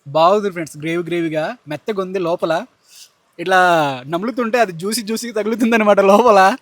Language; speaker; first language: Telugu; native; Telugu